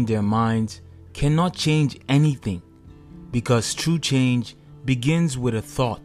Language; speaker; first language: English; non-native, local second language; Igbo